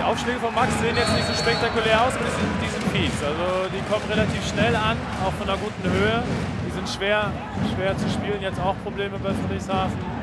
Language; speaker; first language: German; native; German